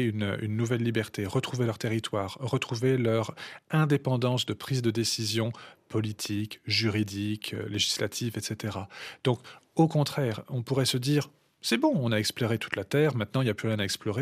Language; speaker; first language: French; native; French